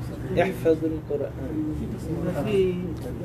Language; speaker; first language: Arabic; non-native, learner; Bangla